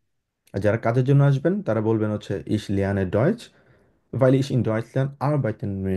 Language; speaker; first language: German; non-native, fluent; Bangla